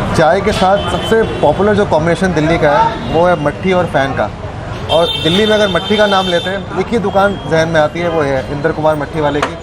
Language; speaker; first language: Hindi; native; Hindi